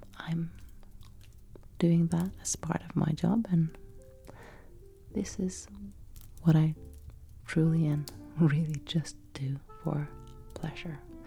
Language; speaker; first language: English; non-native, fluent; Norwegian